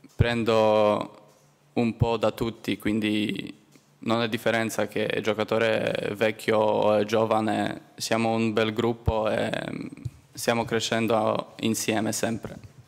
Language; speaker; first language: Italian; non-native, learner; Polish